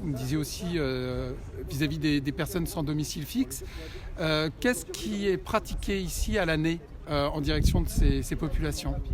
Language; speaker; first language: French; native; French